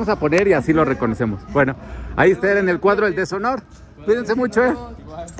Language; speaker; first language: Spanish; native; Spanish